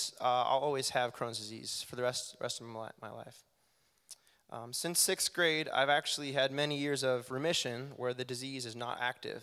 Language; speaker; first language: English; native; English